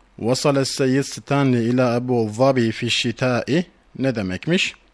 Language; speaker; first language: Arabic; non-native, fluent; Turkish